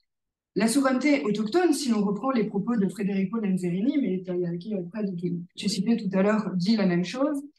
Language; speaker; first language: French; native; French